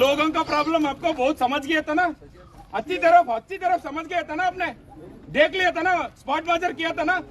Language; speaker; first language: Hindi; non-native, local second language; Kannada